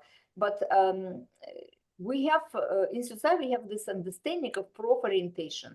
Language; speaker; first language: English; non-native, fluent; Russian